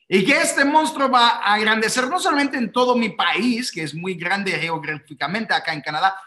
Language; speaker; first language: Spanish; non-native, fluent; English